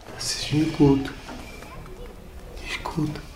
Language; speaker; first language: German; non-native, learner; Polish